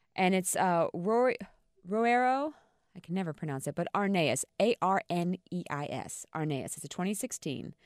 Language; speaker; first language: English; native; English